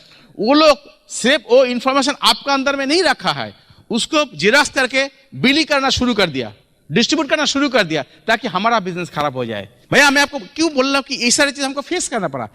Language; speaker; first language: Hindi; non-native, local second language; Bangla